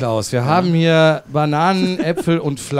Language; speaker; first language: German; native; German